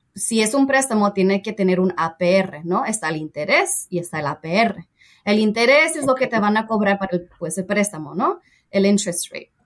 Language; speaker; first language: Spanish; early bilingual, heritage; Spanish